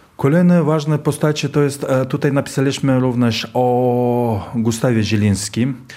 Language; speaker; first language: Polish; non-native, fluent; Kazakh